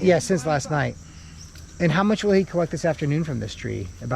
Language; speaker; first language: English; native; English